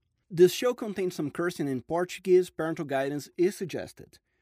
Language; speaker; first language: English; non-native, fluent; Portuguese